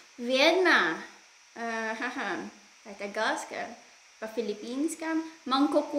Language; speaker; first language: Russian; non-native, learner; Filipino